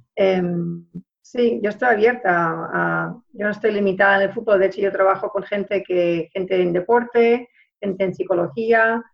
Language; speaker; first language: Spanish; early bilingual, heritage; Spanish